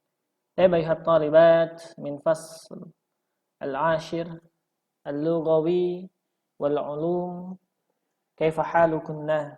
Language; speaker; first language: Arabic; non-native, fluent; Indonesian